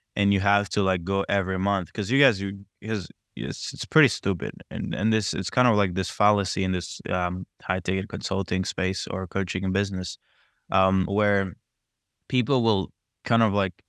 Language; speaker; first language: English; non-native, local second language; Kinyarwanda